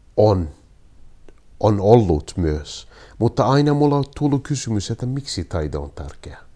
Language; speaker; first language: Finnish; non-native, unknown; Kurdish